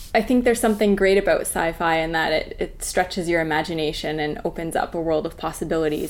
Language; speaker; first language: English; native; English